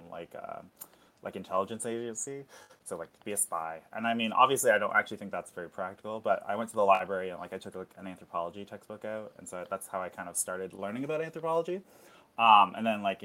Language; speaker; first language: English; native; English